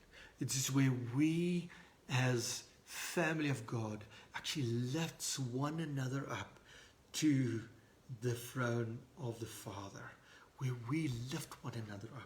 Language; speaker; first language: English; non-native, local second language; Afrikaans